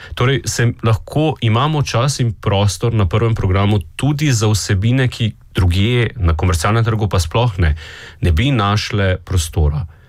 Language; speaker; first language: Slovenian; native; Slovenian